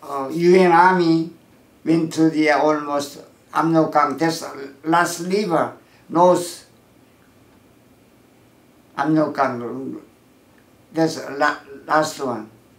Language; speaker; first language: English; non-native, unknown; Korean